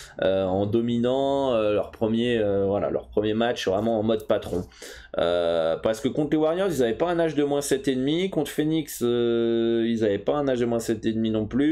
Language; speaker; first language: French; native; French